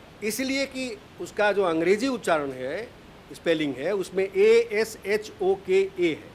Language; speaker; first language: Hindi; native; Hindi